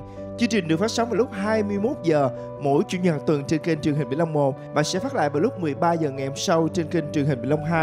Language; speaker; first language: Vietnamese; native; Vietnamese